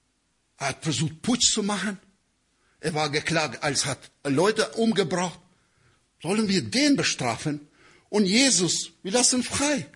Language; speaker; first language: German; non-native, learner; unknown